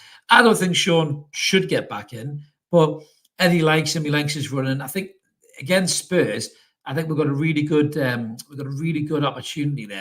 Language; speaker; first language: English; native; English